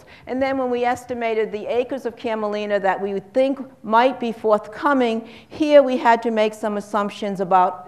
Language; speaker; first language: English; native; English